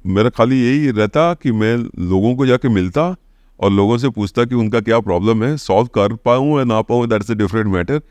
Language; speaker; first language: Hindi; non-native, local second language; Odia